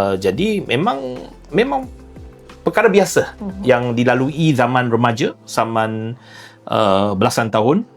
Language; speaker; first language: Malay; non-native, local second language; Chinese